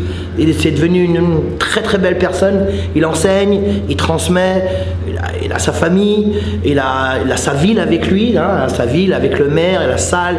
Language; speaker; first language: French; native; French